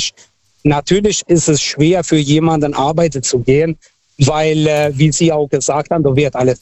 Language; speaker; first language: German; non-native, fluent; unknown